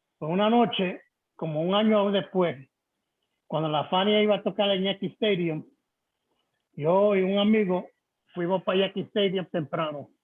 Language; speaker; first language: Spanish; early bilingual, heritage; Spanish